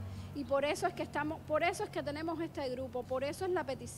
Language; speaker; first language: Spanish; native; Spanish